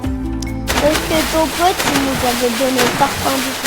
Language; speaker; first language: French; native; French